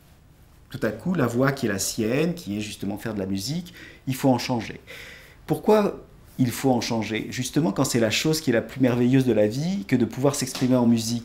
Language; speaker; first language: French; native; French